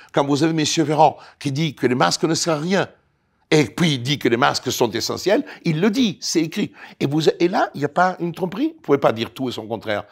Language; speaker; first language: French; non-native, fluent; Italian